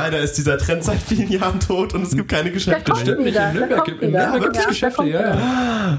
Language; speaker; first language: German; native; German